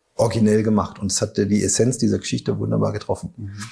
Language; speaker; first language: German; native; German